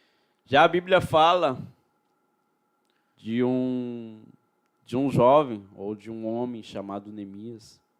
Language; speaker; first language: Portuguese; native; Portuguese